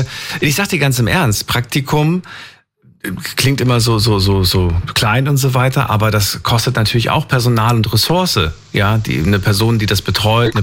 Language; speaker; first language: German; native; German